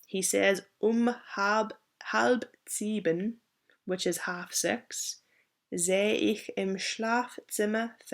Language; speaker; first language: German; non-native, fluent; English